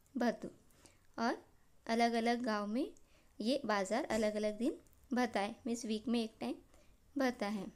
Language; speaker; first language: Hindi; non-native, local second language; Marathi